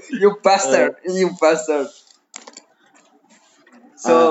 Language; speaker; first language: English; non-native, learner; Indonesian